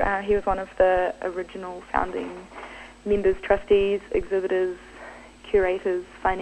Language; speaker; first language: English; native; English